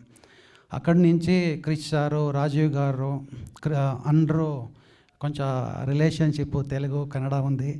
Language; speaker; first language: Telugu; non-native, learner; Kannada